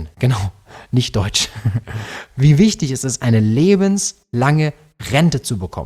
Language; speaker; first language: German; native; German